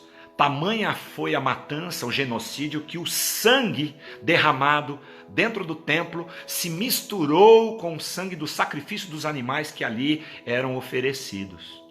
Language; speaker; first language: Portuguese; native; Portuguese